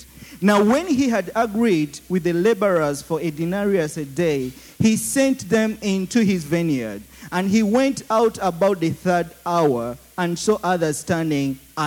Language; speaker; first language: English; non-native, local second language; Ganda